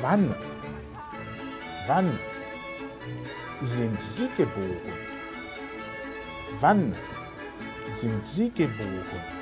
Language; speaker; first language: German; non-native, fluent; Rundi